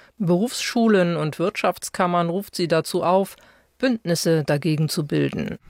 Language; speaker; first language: German; native; German